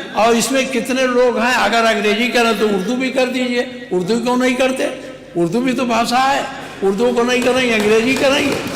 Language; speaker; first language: Hindi; native; Hindi